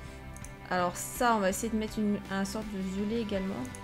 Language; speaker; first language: French; native; French